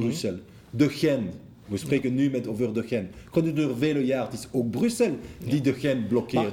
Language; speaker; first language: Dutch; non-native, local second language; French